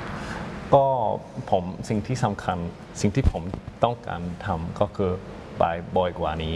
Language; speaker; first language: Thai; non-native, fluent; English